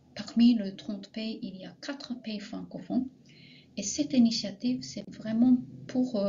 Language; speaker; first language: French; non-native, fluent; Japanese